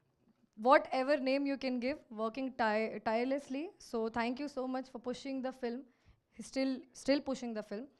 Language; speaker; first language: Telugu; non-native, learner; Hindi